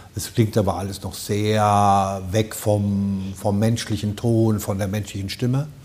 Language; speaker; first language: German; native; German